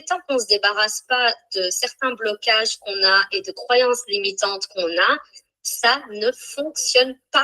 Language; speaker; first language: French; native; French